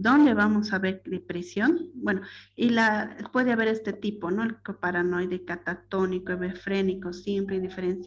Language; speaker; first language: Spanish; native; Spanish